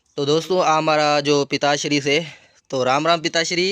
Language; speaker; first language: Urdu; non-native, local second language; Gujarati